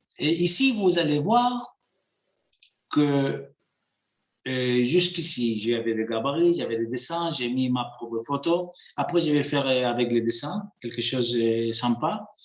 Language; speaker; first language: French; non-native, fluent; Spanish